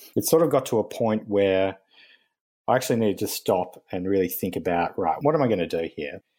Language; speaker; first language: English; native; English